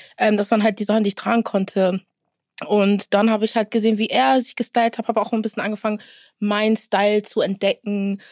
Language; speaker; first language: German; early bilingual, other home language; Akan